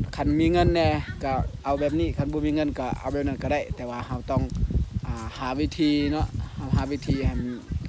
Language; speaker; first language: Lao; non-native, local second language; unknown